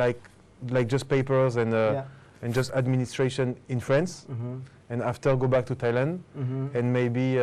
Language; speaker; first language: English; non-native, fluent; French